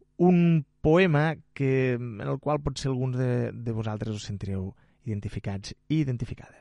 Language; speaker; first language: Catalan; native; Catalan